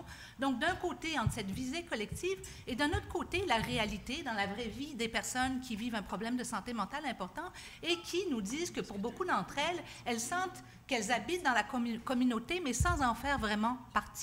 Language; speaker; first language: French; native; French